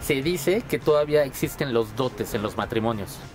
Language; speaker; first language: Spanish; native; Spanish